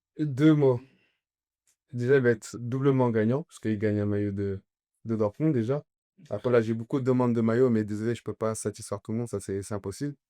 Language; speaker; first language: French; early bilingual, other home language; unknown